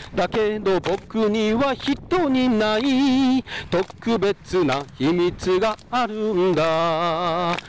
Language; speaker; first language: Japanese; native; Japanese